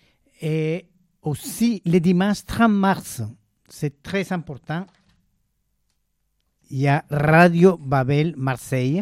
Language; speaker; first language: French; non-native, fluent; Spanish